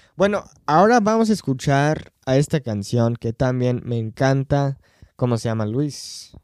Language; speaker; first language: Spanish; non-native, fluent; English